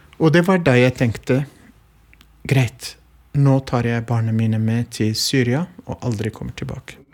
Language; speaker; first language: Norwegian; non-native, fluent; Arabic